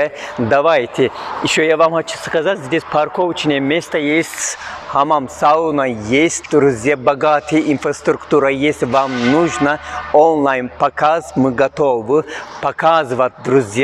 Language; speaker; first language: Russian; non-native, fluent; Turkish